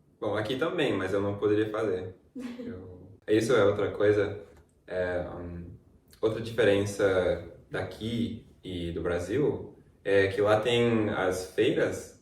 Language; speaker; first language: Portuguese; non-native, fluent; English